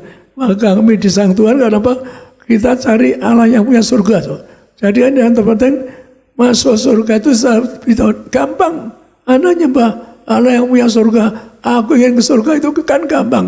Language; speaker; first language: Indonesian; native; Indonesian